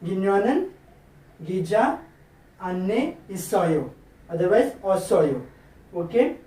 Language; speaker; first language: Korean; non-native, learner; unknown